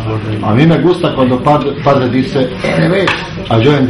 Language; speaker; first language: Spanish; non-native, learner; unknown